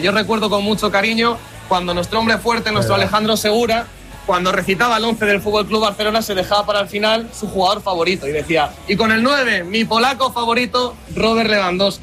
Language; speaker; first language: Spanish; native; Spanish